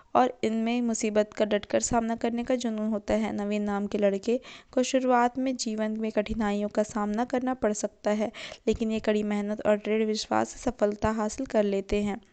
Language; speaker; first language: Hindi; native; Hindi